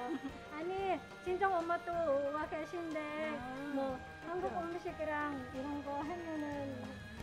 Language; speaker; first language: Korean; non-native, fluent; Filipino